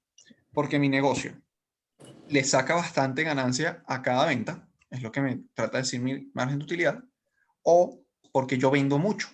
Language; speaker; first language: Spanish; native; Spanish